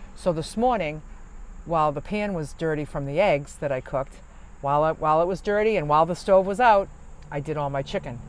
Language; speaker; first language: English; native; English